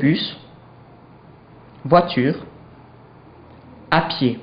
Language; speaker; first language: French; non-native, learner; English